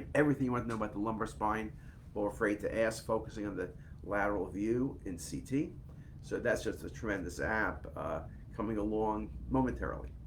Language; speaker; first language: English; native; English